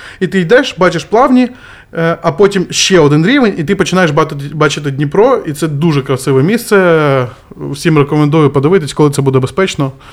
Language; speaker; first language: Ukrainian; native; Ukrainian